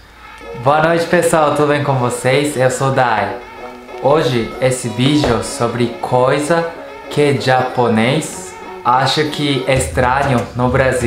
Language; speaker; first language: Portuguese; non-native, learner; Japanese